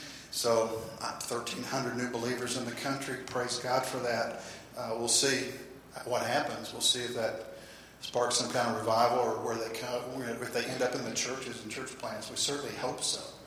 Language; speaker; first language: English; native; English